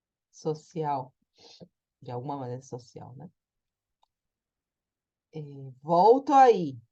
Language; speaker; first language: Portuguese; non-native, fluent; Spanish